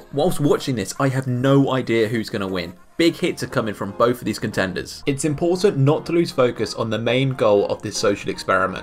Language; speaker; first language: English; native; English